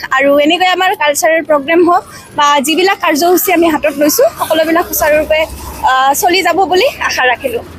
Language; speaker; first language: Assamese; native; Assamese